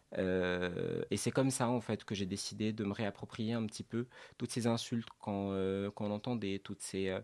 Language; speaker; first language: French; non-native, local second language; Arabic